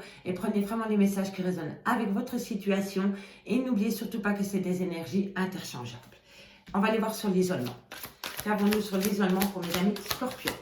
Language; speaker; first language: French; native; French